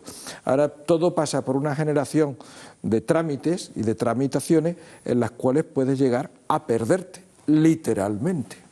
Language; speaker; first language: Spanish; native; Spanish